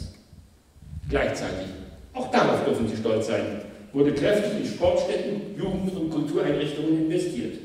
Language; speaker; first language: German; native; German